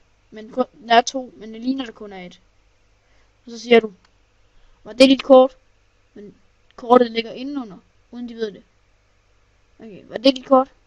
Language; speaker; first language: Danish; native; Danish